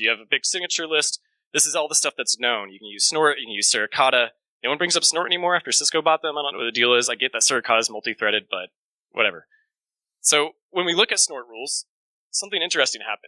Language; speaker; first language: English; native; English